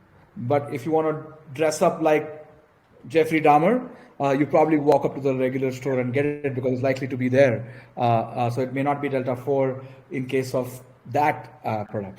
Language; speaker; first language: English; non-native, local second language; Gujarati